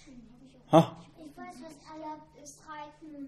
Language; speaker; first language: German; early bilingual, other home language; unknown